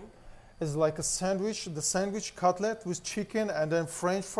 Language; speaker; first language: English; non-native, learner; Russian